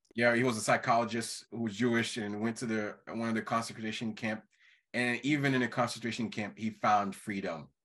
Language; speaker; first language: English; non-native, fluent; Haitian Creole